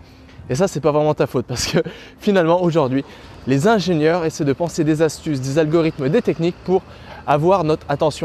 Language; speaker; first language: French; native; French